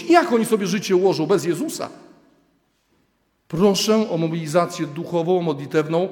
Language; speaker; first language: Polish; native; Polish